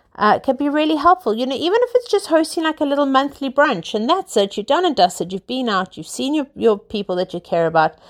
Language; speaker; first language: English; native; English